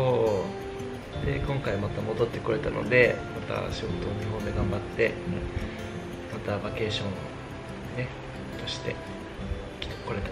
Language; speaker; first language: Japanese; native; Japanese